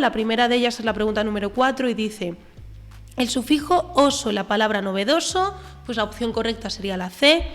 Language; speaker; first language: Spanish; native; Spanish